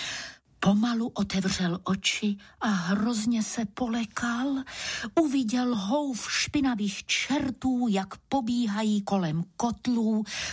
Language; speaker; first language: Czech; native; Czech